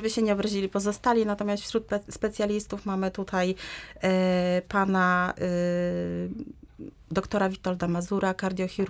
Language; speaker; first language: Polish; native; Polish